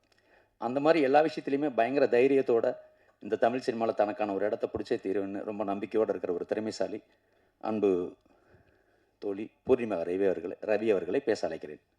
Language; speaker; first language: Tamil; native; Tamil